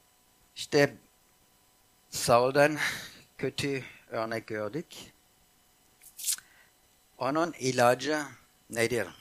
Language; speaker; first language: Turkish; non-native, fluent; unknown